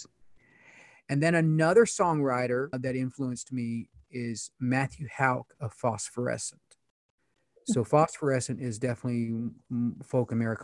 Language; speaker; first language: English; early bilingual, other home language; Pennsylvania German